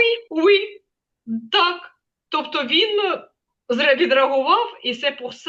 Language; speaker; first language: French; non-native, fluent; Ukrainian